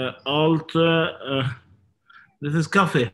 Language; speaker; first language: English; non-native, learner; Arabic